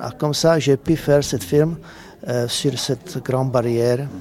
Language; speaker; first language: French; non-native, learner; Czech